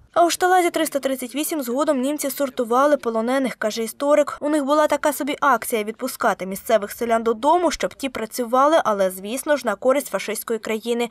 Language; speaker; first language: Ukrainian; native; Ukrainian